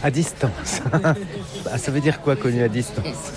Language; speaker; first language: French; native; French